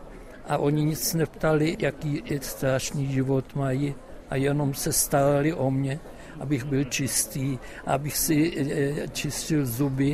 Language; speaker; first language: Czech; non-native, local second language; German